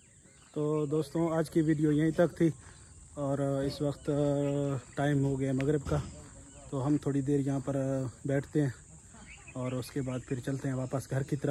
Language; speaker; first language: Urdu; non-native, local second language; Saraiki